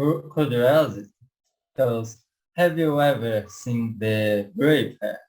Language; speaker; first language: English; non-native, learner; Portuguese